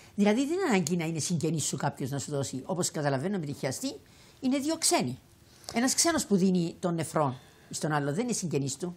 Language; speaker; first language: Greek; native; Greek